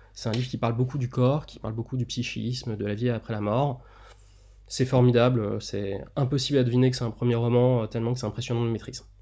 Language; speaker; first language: French; native; French